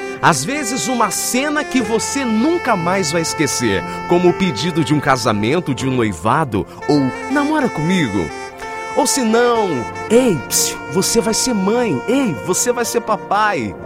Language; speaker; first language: Portuguese; native; Portuguese